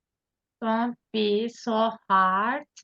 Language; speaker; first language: English; non-native, learner; Turkish